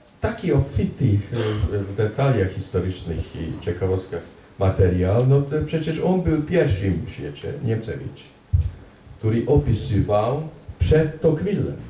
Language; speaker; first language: Polish; non-native, fluent; Hungarian